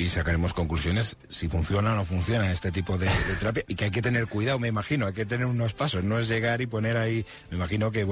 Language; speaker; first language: Spanish; native; Spanish